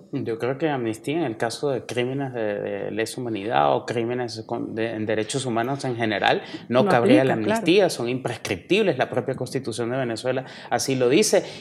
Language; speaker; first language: Spanish; native; Spanish